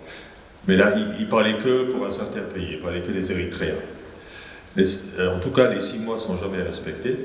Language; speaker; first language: French; native; French